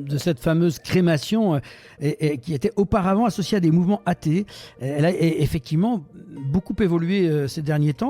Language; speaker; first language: French; native; French